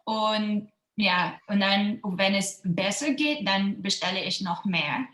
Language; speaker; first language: German; non-native, learner; Filipino